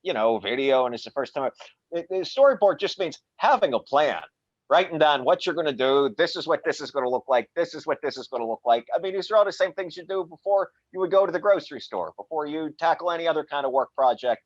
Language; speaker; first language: English; native; English